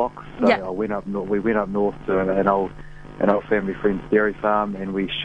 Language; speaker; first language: English; native; English